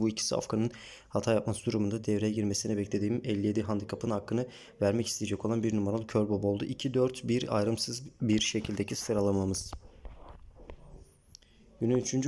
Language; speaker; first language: Turkish; native; Turkish